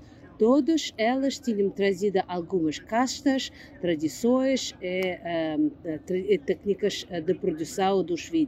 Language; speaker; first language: Portuguese; non-native, learner; English